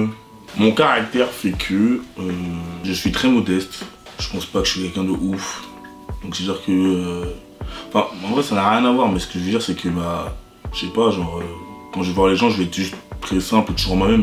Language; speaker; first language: French; native; French